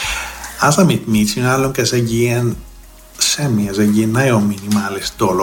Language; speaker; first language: Hungarian; non-native, learner; Greek